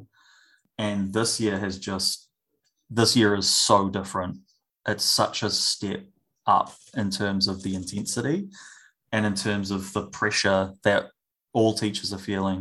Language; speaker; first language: English; native; English